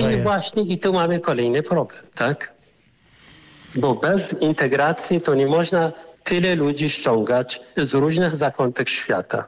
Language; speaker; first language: Polish; non-native, fluent; Arabic